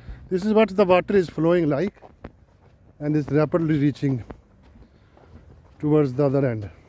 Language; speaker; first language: Urdu; non-native, local second language; Punjabi